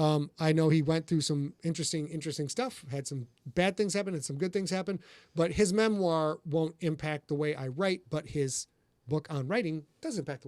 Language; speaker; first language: English; native; English